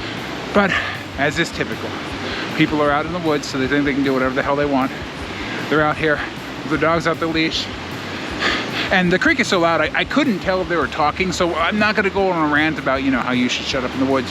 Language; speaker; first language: English; native; English